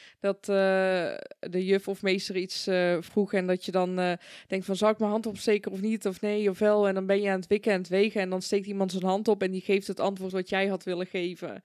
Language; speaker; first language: Dutch; early bilingual, other home language; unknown